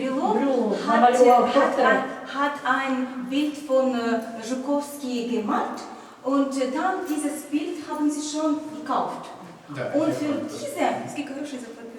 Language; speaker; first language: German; non-native, learner; Ukrainian